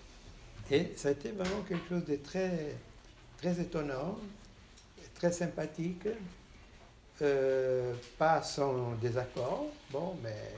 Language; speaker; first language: French; non-native, fluent; Portuguese